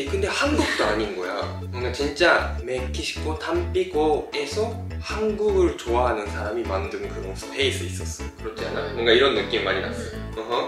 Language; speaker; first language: Korean; non-native, fluent; Japanese